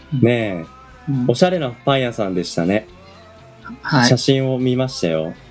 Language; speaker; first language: Japanese; native; Japanese